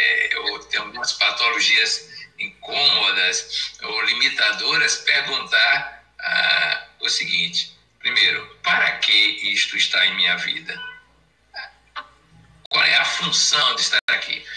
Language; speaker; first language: Portuguese; native; Portuguese